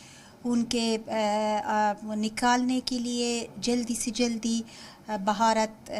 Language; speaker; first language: Hindi; non-native, fluent; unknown